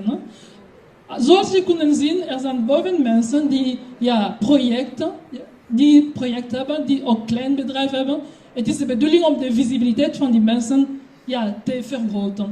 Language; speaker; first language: Dutch; non-native, fluent; French